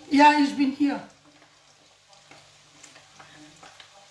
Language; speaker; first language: German; non-native, learner; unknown